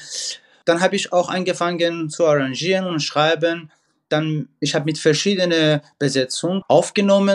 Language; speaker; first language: German; non-native, fluent; Persian